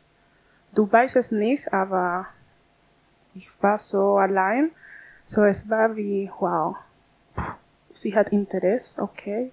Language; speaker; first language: German; non-native, learner; Spanish